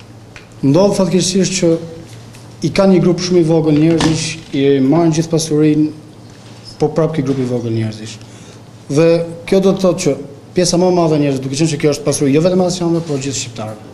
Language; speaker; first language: Albanian; native; Albanian